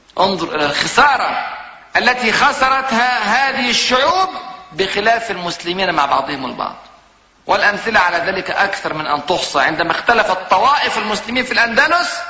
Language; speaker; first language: Arabic; native; Arabic